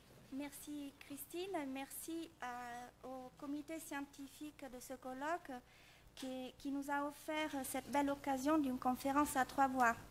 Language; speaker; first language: French; native; French